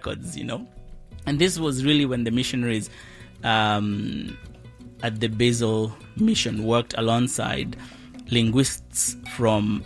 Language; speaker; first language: English; non-native, local second language; Kikuyu